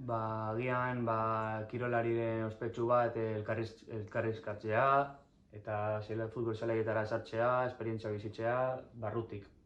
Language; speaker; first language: Basque; non-native, local second language; Spanish